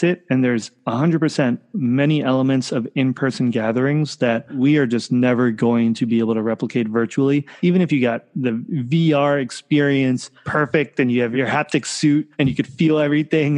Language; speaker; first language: English; native; English